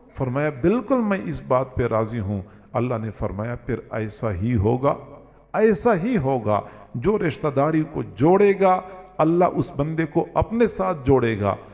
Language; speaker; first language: Urdu; non-native, local second language; Punjabi